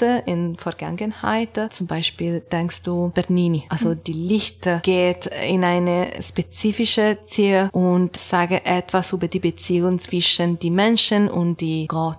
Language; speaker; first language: German; non-native, learner; Italian